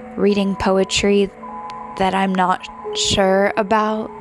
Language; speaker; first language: English; early bilingual, other home language; Spanish